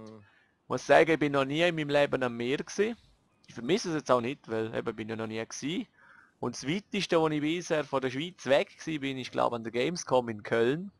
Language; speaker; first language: German; native; German